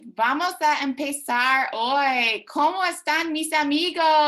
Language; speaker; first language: Spanish; non-native, fluent; English